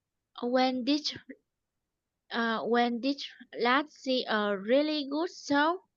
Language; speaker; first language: English; non-native, learner; Vietnamese